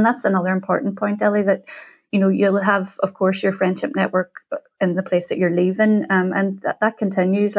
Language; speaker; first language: English; native; English